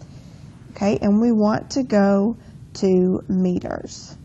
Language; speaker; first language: English; native; English